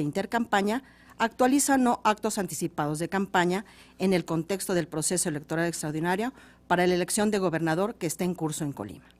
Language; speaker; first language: Spanish; native; Spanish